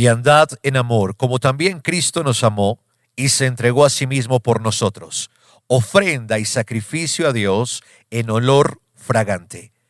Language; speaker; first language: Spanish; native; Spanish